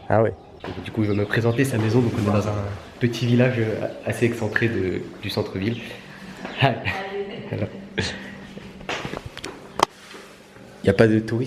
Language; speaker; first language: French; native; French